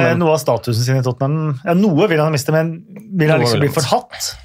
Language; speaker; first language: Norwegian; native; Norwegian